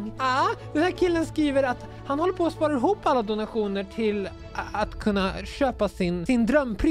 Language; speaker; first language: Swedish; native; Swedish